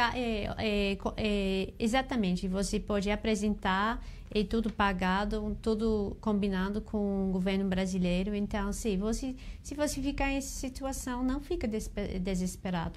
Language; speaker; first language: Portuguese; non-native, learner; English